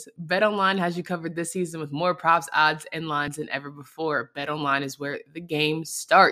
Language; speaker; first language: English; native; English